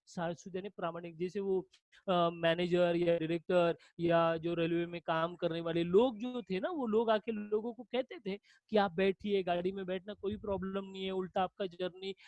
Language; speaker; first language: Hindi; non-native, local second language; Marathi